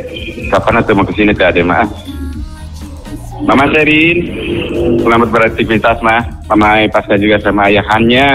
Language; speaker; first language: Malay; non-native, local second language; Sundanese